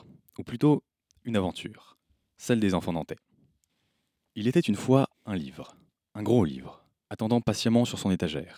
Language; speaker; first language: French; native; French